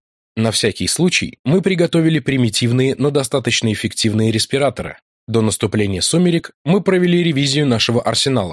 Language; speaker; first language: Russian; native; Russian